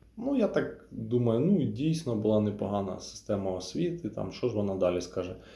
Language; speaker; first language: Ukrainian; non-native, local second language; Russian